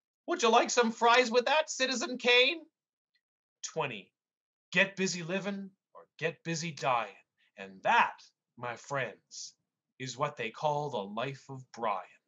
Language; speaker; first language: English; native; English